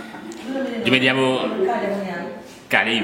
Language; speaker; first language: Spanish; non-native, learner; Haitian Creole